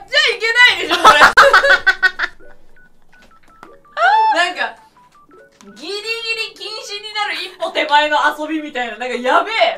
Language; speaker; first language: Japanese; native; Japanese